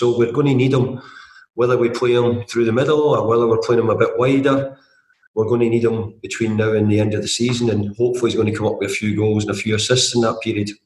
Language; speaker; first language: English; native; English